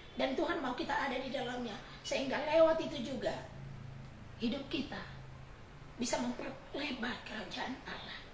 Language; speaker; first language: Indonesian; native; Indonesian